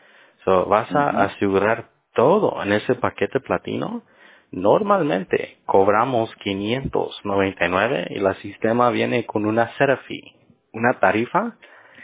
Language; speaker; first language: Spanish; early bilingual, heritage; Spanish